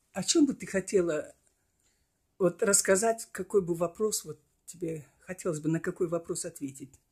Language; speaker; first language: Russian; non-native, local second language; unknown